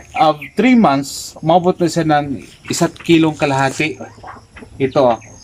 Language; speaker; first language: Filipino; non-native, local second language; Cebuano